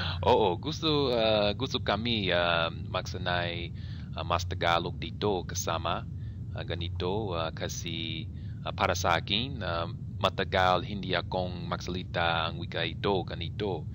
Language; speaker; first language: Filipino; non-native, learner; English